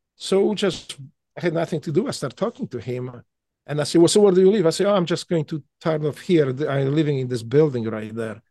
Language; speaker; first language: English; non-native, fluent; Polish